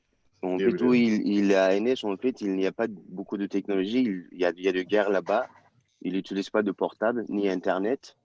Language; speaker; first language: French; non-native, learner; Turkish